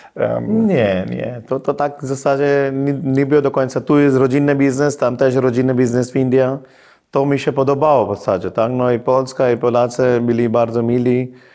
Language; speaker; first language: Polish; non-native, fluent; Hindi